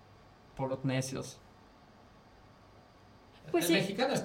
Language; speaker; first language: Spanish; native; Spanish